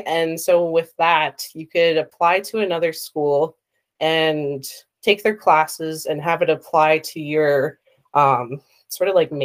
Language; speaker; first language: English; native; English